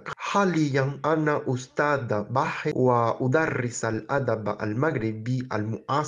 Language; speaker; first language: Arabic; non-native, fluent; Spanish